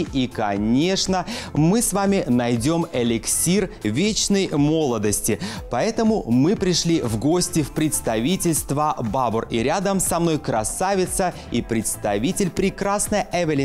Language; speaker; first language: Russian; native; Russian